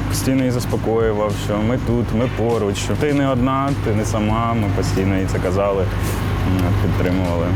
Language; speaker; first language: Ukrainian; native; Ukrainian